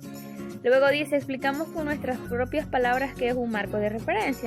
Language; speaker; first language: Spanish; native; Spanish